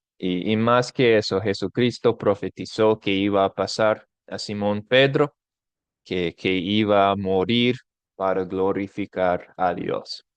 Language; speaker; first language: Spanish; non-native, fluent; English